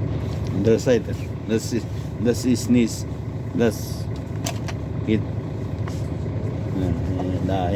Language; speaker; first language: German; non-native, learner; Filipino